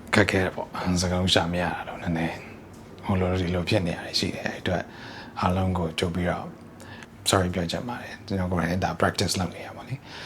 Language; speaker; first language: Burmese; early bilingual, heritage; Burmese